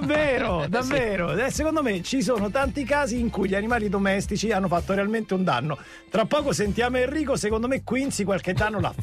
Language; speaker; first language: Italian; native; Italian